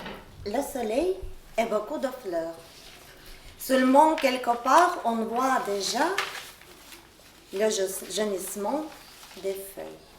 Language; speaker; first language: French; non-native, learner; Ukrainian